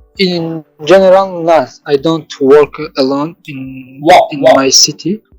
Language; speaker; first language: English; non-native, learner; Tajik